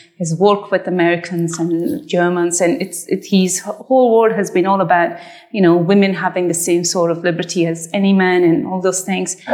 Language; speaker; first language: English; non-native, fluent; Persian